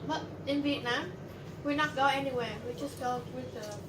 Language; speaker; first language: English; non-native, learner; Vietnamese